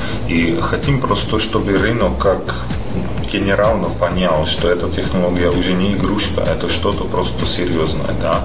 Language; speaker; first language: Russian; non-native, fluent; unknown